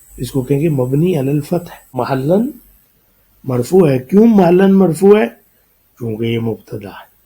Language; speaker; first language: Urdu; native; Urdu